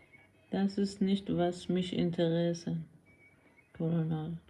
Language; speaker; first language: German; non-native, learner; Persian